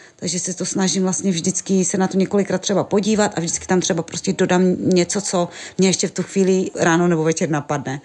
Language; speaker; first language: Czech; non-native, local second language; Romany